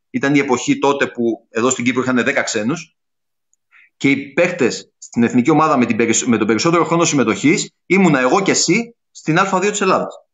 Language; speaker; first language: Greek; native; Greek